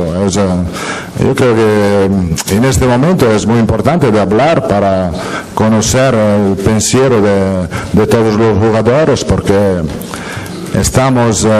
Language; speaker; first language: Spanish; non-native, fluent; Italian